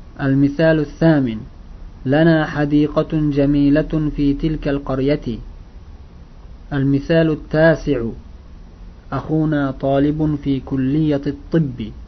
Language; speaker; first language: Arabic; non-native, fluent; Uzbek